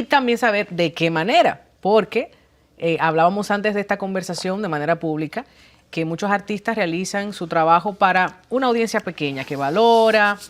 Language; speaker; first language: Spanish; native; Spanish